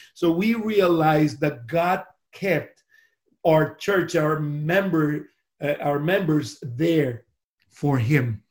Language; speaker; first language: English; non-native, fluent; Spanish